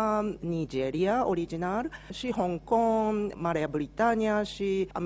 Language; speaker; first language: Romanian; non-native, learner; Japanese